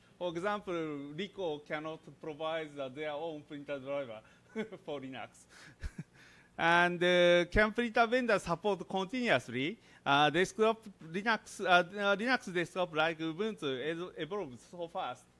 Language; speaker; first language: English; non-native, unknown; Japanese